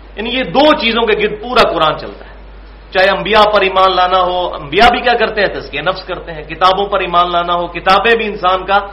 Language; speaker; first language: Urdu; native; Urdu